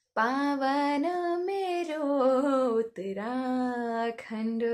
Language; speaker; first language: Hindi; native; Hindi